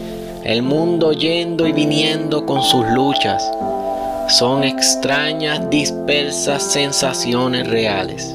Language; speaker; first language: Spanish; native; Spanish